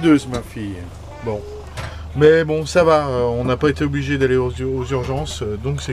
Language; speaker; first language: French; native; French